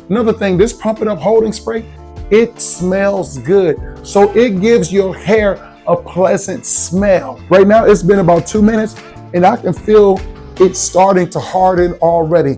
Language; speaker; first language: English; native; English